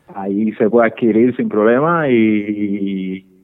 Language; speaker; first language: Spanish; native; Spanish